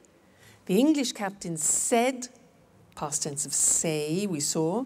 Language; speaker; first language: English; native; English